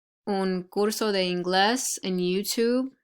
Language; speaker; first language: Spanish; non-native, fluent; English